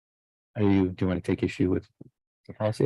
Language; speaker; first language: English; native; English